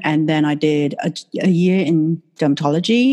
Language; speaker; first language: English; non-native, fluent; Chinese